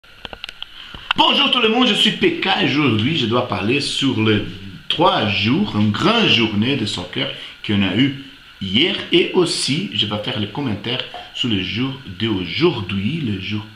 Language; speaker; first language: French; non-native, fluent; Portuguese